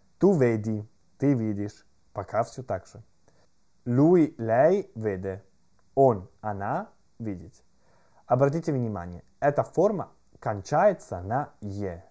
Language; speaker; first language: Russian; non-native, fluent; Italian